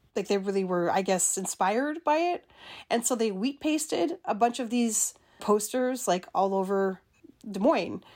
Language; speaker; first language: English; native; English